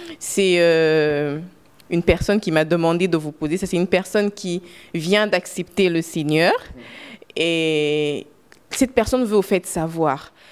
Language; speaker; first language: French; non-native, local second language; Lingala